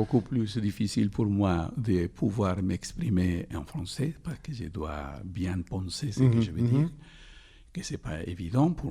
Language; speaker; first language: French; non-native, fluent; Spanish